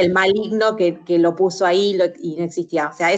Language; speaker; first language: Spanish; native; Spanish